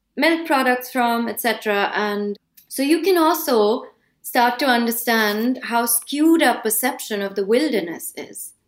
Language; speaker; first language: English; non-native, local second language; Hindi